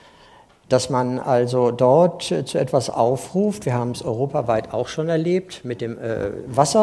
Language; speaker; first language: German; native; German